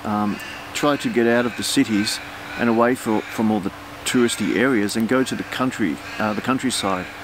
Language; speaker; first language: English; native; English